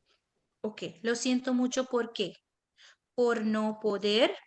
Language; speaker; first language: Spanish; non-native, fluent; Hindi